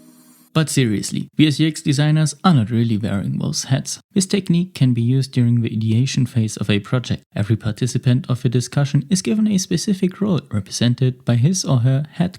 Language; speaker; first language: English; non-native, fluent; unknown